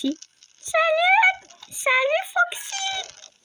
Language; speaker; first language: French; native; French